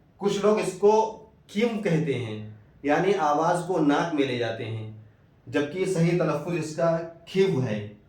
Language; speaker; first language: Urdu; native; Urdu